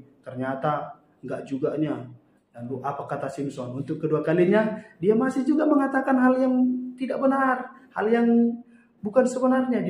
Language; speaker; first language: Indonesian; native; Indonesian